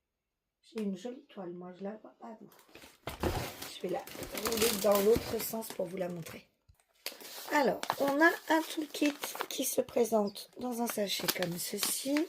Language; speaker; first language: French; native; French